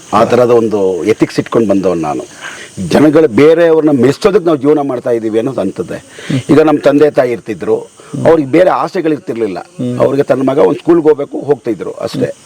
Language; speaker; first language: Kannada; native; Kannada